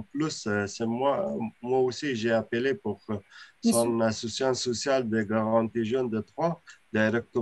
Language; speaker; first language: French; non-native, learner; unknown